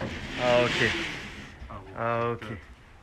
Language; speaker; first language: English; non-native, learner; French